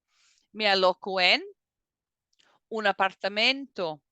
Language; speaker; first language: Spanish; non-native, fluent; English